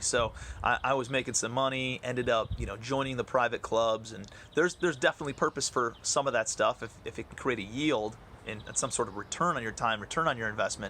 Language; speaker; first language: English; native; English